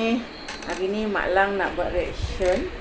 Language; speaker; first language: Malay; native; Malay